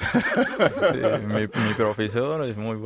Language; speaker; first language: Spanish; non-native, learner; Arabic